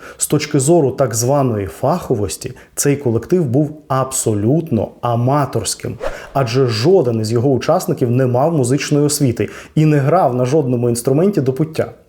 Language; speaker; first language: Ukrainian; non-native, local second language; Russian